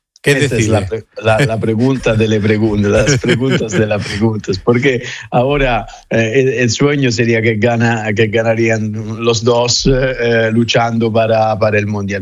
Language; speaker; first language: Spanish; non-native, fluent; Italian